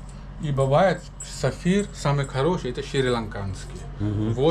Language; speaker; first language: Russian; non-native, learner; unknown